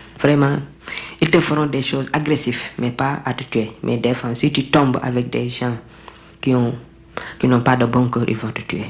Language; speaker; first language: French; non-native, local second language; Wolof